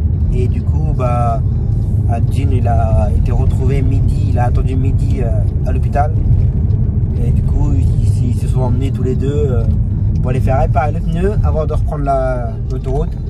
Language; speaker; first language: French; native; French